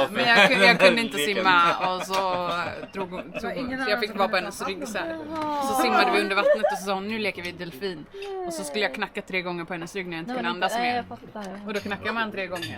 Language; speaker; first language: Swedish; native; Swedish